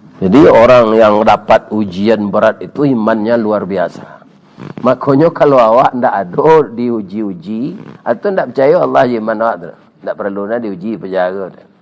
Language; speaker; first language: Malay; non-native, local second language; Minangkabau